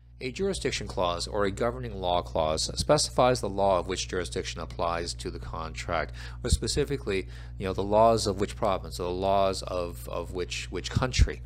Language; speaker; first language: English; native; English